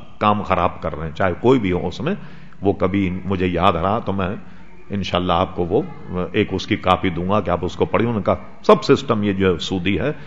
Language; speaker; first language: Urdu; native; Urdu